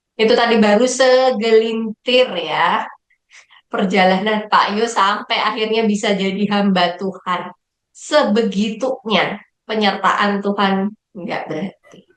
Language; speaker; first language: Indonesian; native; Indonesian